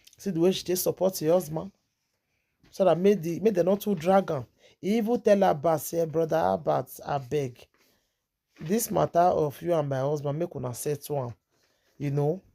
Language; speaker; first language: Nigerian Pidgin; native; Nigerian Pidgin